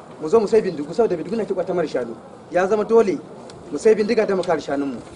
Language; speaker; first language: Hausa; native; Hausa